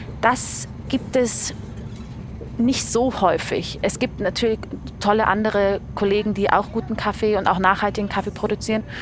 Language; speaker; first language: German; early bilingual, other home language; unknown